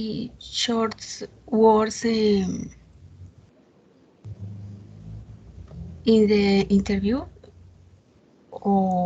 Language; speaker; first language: English; non-native, learner; Spanish